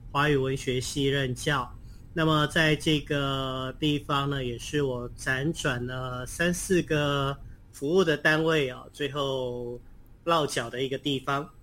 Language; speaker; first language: Chinese; native; Chinese